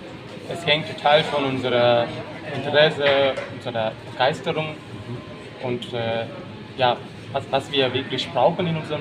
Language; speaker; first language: German; non-native, learner; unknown